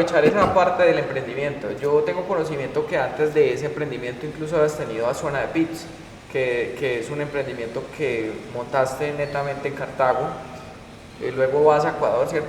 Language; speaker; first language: Spanish; native; Spanish